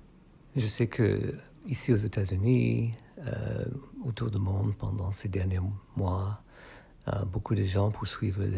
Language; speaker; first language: French; non-native, fluent; English